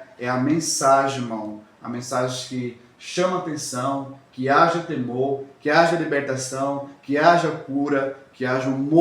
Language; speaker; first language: Portuguese; native; Portuguese